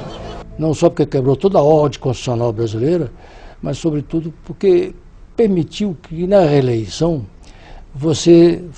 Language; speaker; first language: Portuguese; native; Portuguese